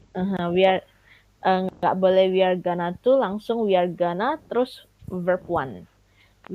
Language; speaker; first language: English; non-native, fluent; Indonesian